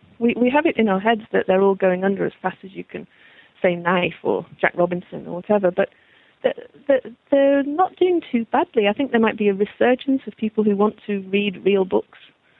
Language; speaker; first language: English; native; English